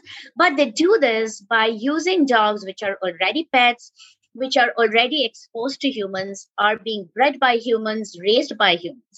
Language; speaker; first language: English; non-native, local second language; Bangla